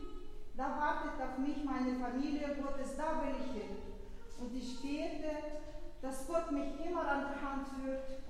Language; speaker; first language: German; non-native, fluent; Russian